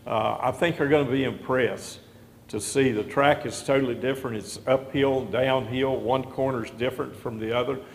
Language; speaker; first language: English; native; English